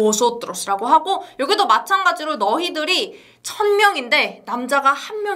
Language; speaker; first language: Korean; native; Korean